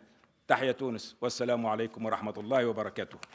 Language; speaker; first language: Arabic; native; Arabic